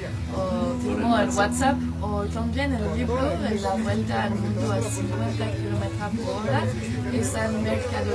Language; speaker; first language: Spanish; non-native, learner; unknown